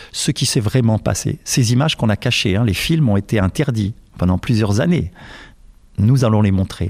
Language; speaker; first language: French; native; French